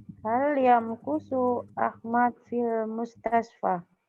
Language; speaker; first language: Arabic; non-native, learner; Indonesian